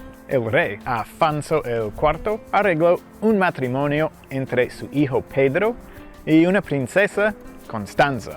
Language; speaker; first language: Spanish; non-native, fluent; English